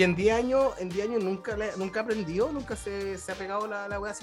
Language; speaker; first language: Spanish; native; Spanish